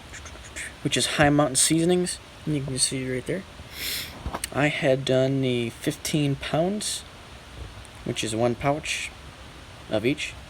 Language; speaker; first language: English; native; English